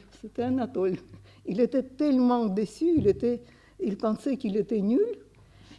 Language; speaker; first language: French; non-native, fluent; Russian